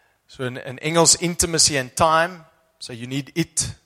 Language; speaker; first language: English; native; English